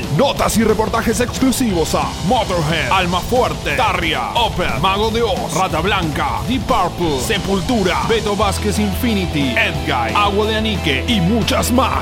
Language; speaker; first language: Spanish; native; Spanish